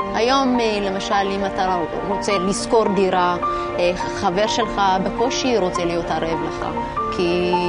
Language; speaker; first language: Hebrew; non-native, fluent; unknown